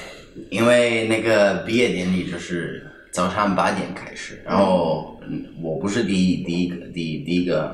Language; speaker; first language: Chinese; non-native, fluent; Italian